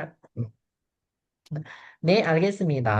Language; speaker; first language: Korean; non-native, fluent; Indonesian